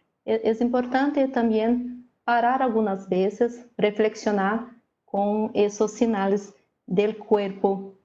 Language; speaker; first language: Spanish; non-native, learner; Portuguese